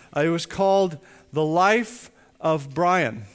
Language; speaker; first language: English; native; English